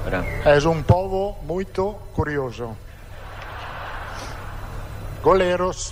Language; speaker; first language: Portuguese; non-native, fluent; Italian